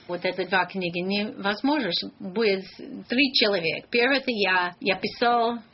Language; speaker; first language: Russian; non-native, learner; English